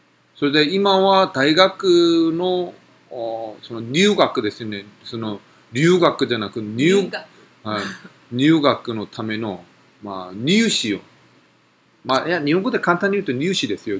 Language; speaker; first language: Japanese; non-native, fluent; Korean